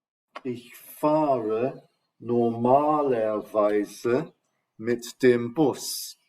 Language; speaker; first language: German; non-native, fluent; English